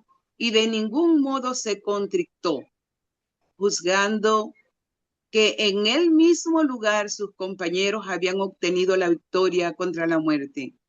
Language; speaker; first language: Spanish; native; Spanish